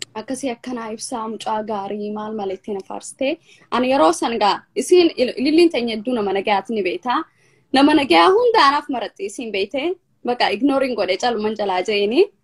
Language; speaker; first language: Oromo; early bilingual, heritage; Oromo